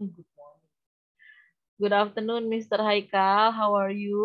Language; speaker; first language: English; non-native, fluent; Indonesian